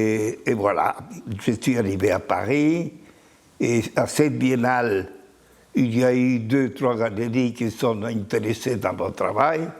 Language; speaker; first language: French; non-native, fluent; Spanish